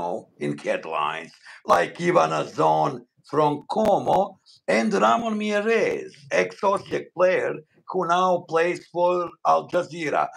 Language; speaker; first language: English; non-native, learner; Bosnian